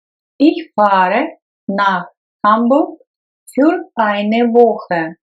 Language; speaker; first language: German; non-native, fluent; Russian